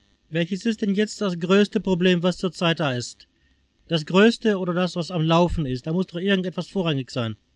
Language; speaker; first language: German; native; German